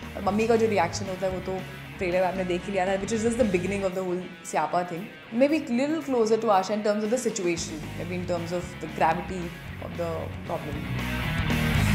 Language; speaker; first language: Hindi; native; Hindi